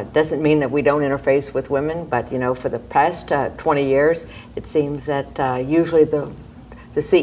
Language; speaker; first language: English; native; English